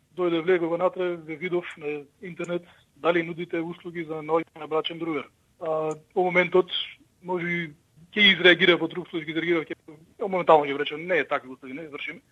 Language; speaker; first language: Macedonian; early bilingual, heritage; Macedonian